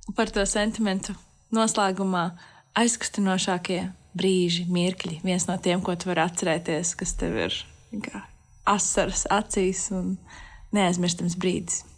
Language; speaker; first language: Latvian; native; Latvian